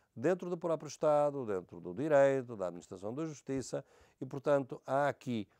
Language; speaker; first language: Portuguese; native; Portuguese